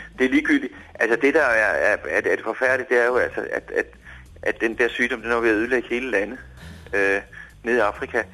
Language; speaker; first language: Danish; native; Danish